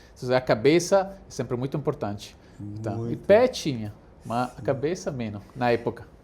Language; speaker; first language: Portuguese; non-native, fluent; Italian